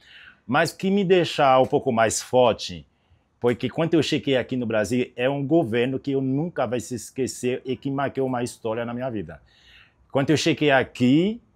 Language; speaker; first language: Portuguese; non-native, learner; Haitian Creole